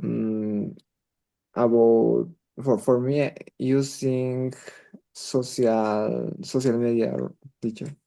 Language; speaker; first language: English; non-native, learner; Spanish